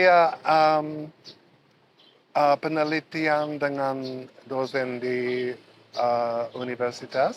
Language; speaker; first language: Indonesian; non-native, learner; English